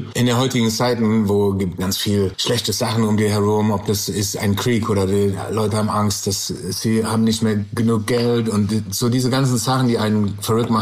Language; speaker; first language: German; non-native, learner; English